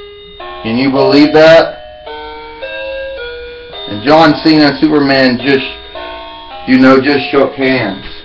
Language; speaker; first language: English; native; English